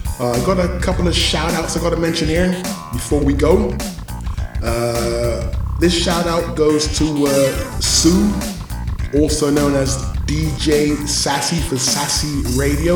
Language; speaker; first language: English; native; English